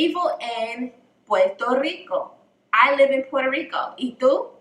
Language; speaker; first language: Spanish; non-native, fluent; English